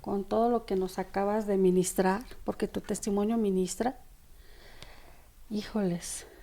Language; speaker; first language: Spanish; native; Spanish